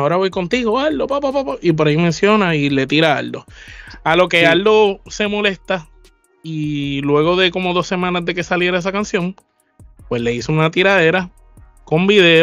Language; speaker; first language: Spanish; native; Spanish